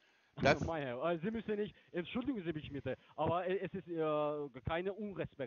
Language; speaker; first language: German; non-native, learner; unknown